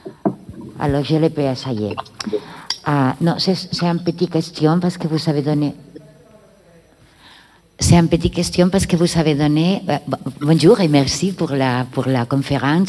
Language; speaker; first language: French; non-native, learner; Catalan